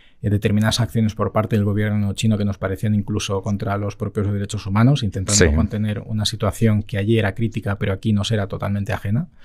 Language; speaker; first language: Spanish; native; Spanish